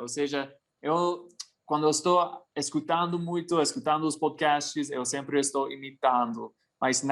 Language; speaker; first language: Portuguese; non-native, fluent; English